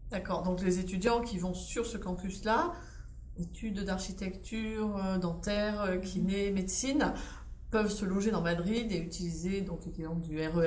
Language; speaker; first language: French; native; French